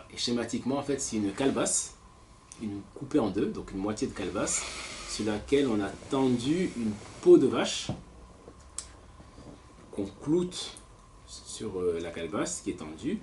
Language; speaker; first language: French; native; French